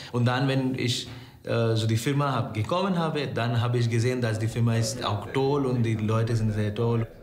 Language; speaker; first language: German; non-native, learner; Malayalam